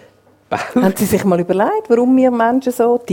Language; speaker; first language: German; native; German